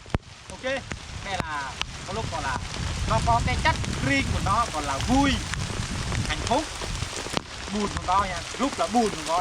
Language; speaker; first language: Vietnamese; non-native, local second language; Jarai